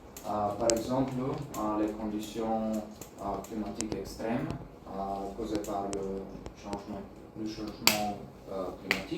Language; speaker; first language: French; non-native, learner; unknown